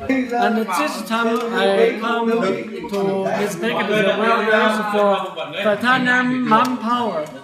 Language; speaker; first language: English; non-native, learner; Chinese